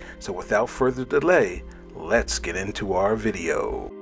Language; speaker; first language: English; native; English